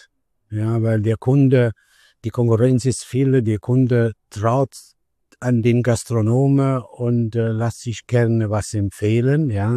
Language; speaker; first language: German; non-native, learner; Italian